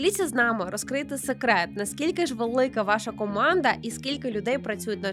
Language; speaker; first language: Ukrainian; native; Ukrainian